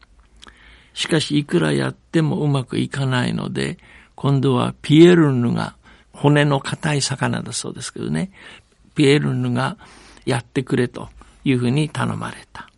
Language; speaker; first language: Japanese; native; Japanese